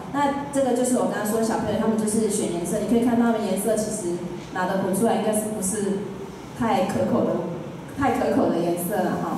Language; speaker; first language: Chinese; native; Chinese